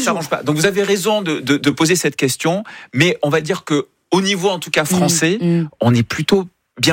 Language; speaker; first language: French; native; French